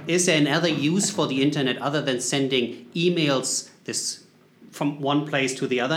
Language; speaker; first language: English; non-native, fluent; German